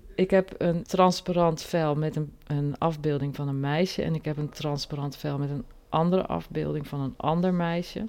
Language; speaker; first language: Dutch; native; Dutch